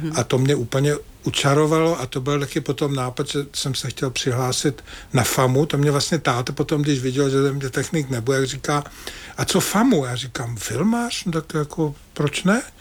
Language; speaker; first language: Czech; native; Czech